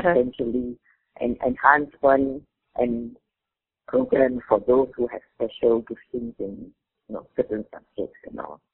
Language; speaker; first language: English; non-native, local second language; Min Nan Chinese